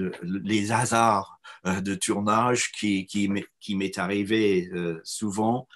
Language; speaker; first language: French; non-native, fluent; English